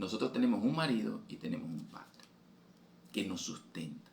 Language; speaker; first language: Spanish; native; Spanish